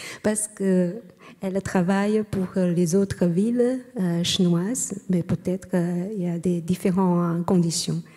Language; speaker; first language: French; non-native, learner; Chinese